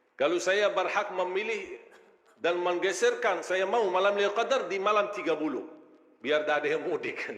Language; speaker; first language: Malay; non-native, fluent; Arabic